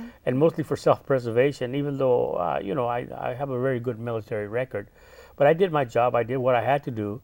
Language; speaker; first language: English; native; English